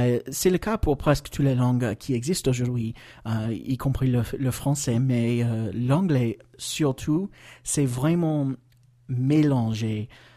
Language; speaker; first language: French; non-native, fluent; English